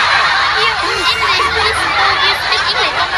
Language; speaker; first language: English; non-native, learner; Vietnamese